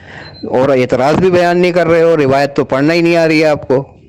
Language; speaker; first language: Urdu; native; Urdu